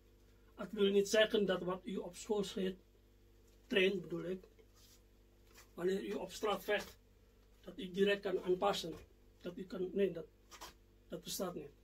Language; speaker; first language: Dutch; non-native, fluent; Indonesian